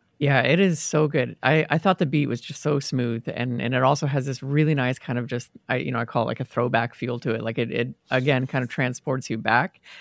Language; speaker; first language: English; native; English